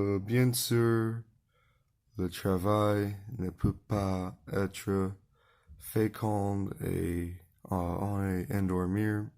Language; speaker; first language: French; non-native, learner; English